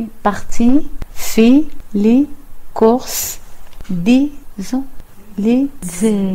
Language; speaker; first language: French; non-native, learner; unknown